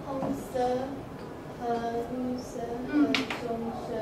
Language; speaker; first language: Chinese; non-native, learner; English